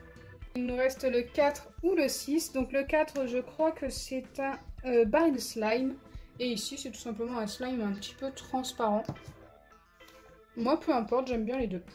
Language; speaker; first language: French; native; French